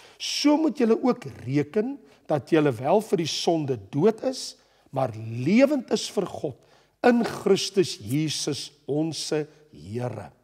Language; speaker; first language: Afrikaans; native; Afrikaans